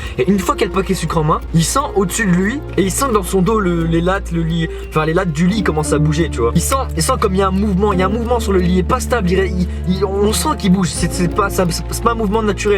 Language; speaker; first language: French; native; French